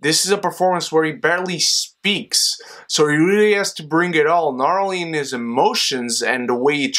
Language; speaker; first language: English; non-native, fluent; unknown